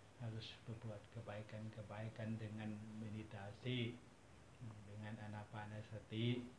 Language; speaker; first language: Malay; non-native, fluent; Thai